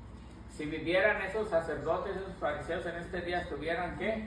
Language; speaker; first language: Spanish; native; Spanish